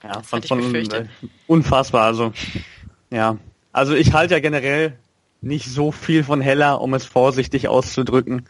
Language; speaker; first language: German; native; German